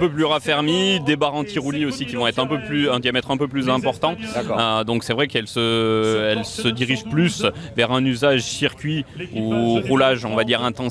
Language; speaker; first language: French; native; French